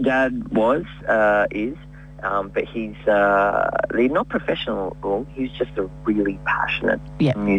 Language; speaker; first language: English; native; English